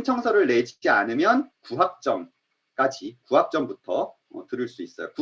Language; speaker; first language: Korean; native; Korean